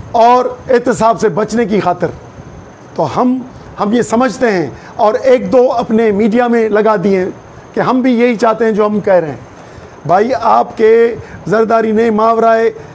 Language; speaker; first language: Urdu; non-native, local second language; Sindhi